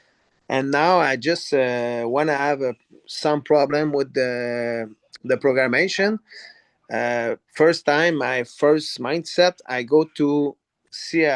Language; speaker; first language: English; non-native, learner; French